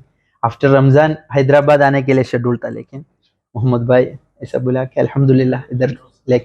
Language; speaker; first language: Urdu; non-native, local second language; Malayalam